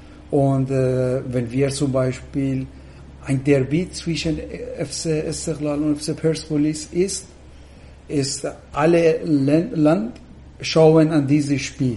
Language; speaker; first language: German; non-native, fluent; Persian